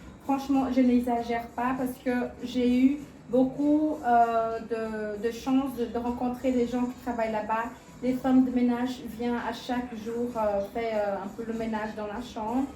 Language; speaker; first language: French; non-native, fluent; Portuguese